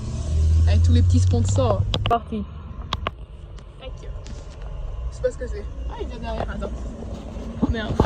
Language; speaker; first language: French; native; French